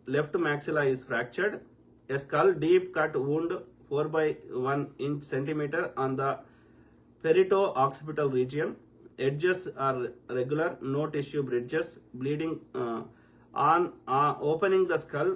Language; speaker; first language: English; non-native, local second language; Telugu